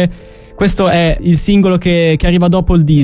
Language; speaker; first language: Italian; native; Italian